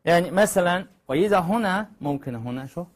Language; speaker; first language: Arabic; non-native, learner; Chinese